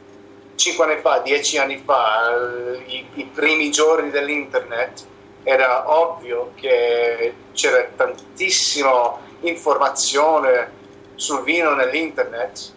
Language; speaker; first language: Italian; non-native, learner; English